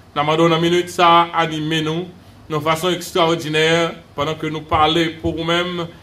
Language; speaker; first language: French; native; French